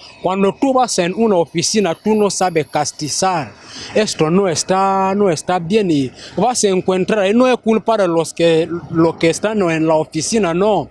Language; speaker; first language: Spanish; non-native, fluent; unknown